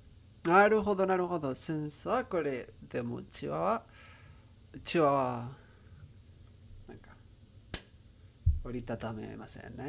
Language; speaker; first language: Japanese; non-native, learner; English